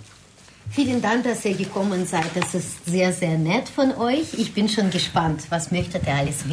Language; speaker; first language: German; non-native, fluent; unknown